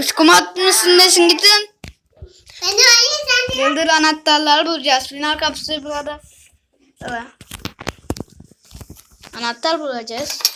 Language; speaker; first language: Turkish; native; Turkish